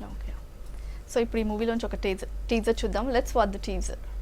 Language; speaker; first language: Telugu; native; Telugu